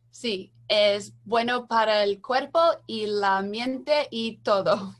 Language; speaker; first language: Spanish; non-native, learner; English